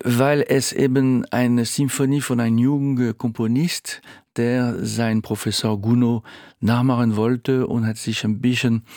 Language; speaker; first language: German; non-native, fluent; French